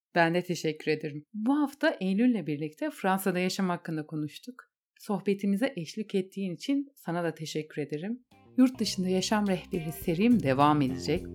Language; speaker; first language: Turkish; native; Turkish